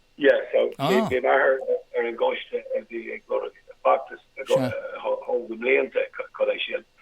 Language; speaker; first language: Irish; non-native, local second language; English